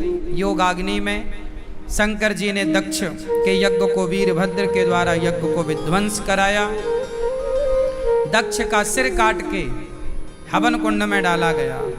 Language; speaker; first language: Hindi; native; Hindi